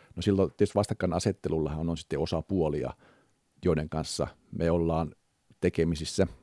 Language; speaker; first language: Finnish; native; Finnish